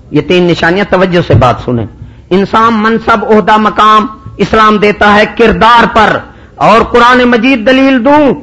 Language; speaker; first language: Urdu; non-native, local second language; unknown